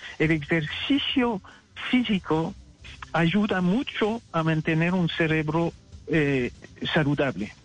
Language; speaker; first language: Spanish; non-native, fluent; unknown